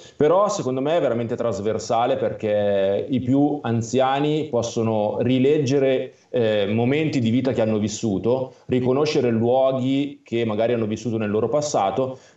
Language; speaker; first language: Italian; native; Italian